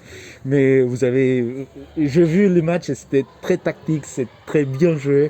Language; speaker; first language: French; non-native, fluent; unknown